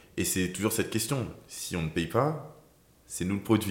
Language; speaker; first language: French; native; French